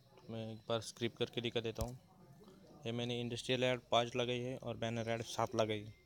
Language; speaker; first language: Hindi; non-native, local second language; Marathi